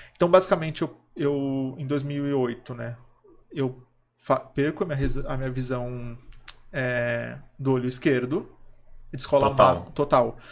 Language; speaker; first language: Portuguese; native; Portuguese